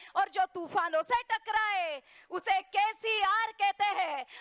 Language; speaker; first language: Hindi; non-native, local second language; Marathi